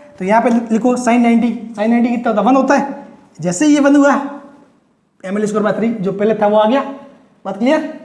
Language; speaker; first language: Hindi; native; Hindi